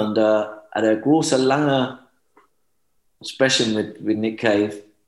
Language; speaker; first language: German; non-native, learner; English